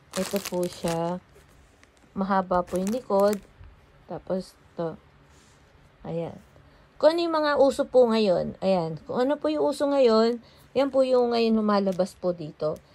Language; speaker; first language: Filipino; non-native, local second language; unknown